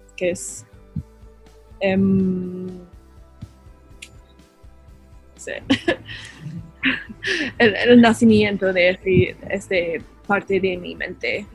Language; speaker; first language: Spanish; non-native, learner; English